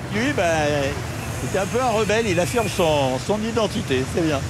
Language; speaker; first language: French; native; French